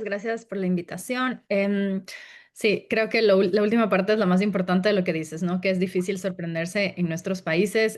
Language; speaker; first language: Spanish; native; Spanish